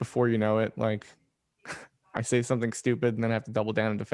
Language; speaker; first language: English; native; English